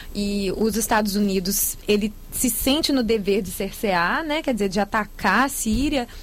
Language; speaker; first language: Portuguese; native; Portuguese